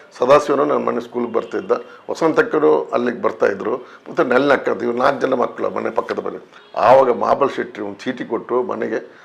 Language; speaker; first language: Kannada; non-native, local second language; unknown